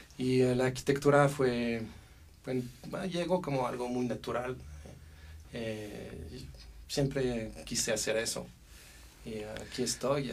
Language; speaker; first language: Spanish; non-native, fluent; French